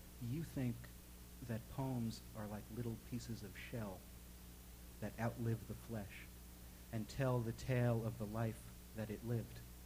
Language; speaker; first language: English; native; English